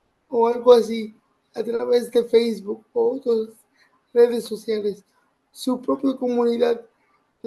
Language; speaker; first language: Spanish; early bilingual, other home language; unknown